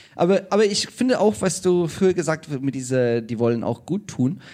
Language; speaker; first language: German; non-native, fluent; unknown